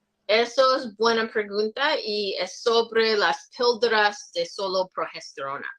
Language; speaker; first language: Spanish; non-native, learner; English